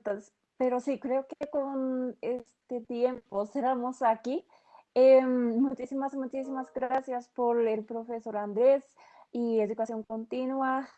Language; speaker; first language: Spanish; non-native, fluent; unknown